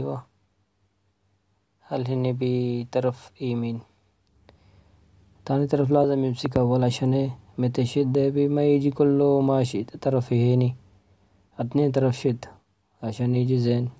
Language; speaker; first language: Arabic; non-native, learner; Urdu